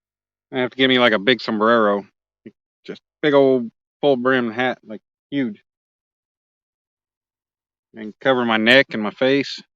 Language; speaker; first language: English; native; English